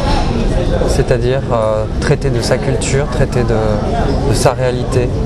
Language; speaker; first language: French; native; French